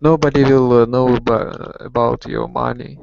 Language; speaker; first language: English; non-native, learner; Russian